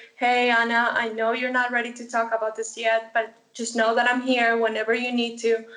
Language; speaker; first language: English; non-native, fluent; Spanish